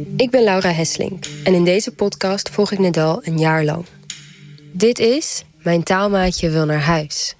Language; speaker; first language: Dutch; early bilingual, heritage; Dutch